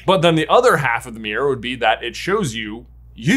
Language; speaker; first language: English; native; English